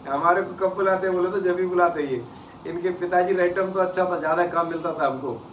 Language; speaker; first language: Hindi; non-native, local second language; Kannada